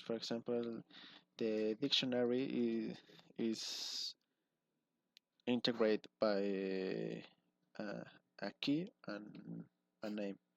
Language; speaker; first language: English; non-native, learner; Spanish